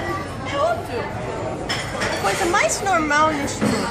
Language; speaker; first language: Portuguese; non-native, fluent; English